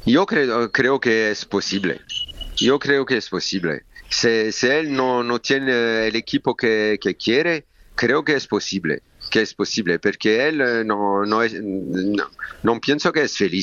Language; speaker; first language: Spanish; non-native, learner; French